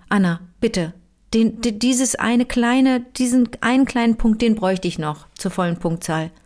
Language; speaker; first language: German; native; German